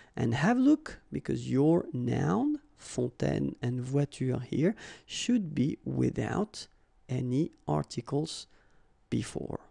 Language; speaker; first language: English; non-native, fluent; French